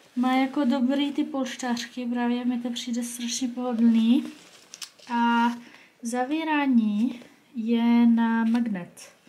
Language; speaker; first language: Czech; early bilingual, heritage; Czech